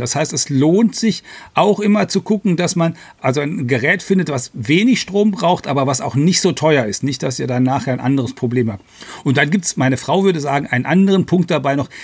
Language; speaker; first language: German; native; German